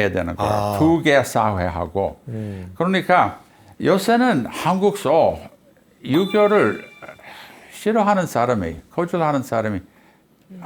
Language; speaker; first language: Korean; non-native, fluent; English